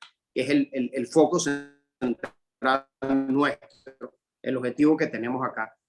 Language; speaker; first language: Spanish; native; Spanish